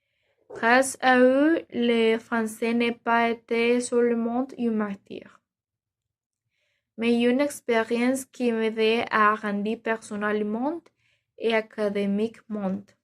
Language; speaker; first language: French; non-native, learner; Spanish